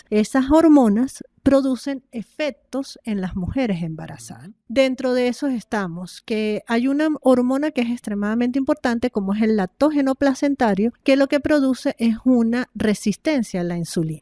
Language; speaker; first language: Spanish; native; Spanish